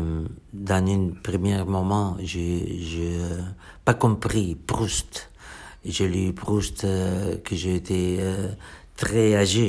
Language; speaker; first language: French; non-native, fluent; Catalan